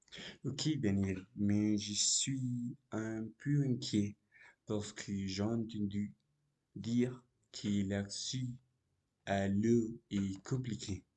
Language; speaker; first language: French; non-native, learner; Spanish